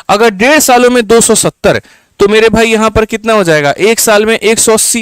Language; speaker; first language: Hindi; native; Hindi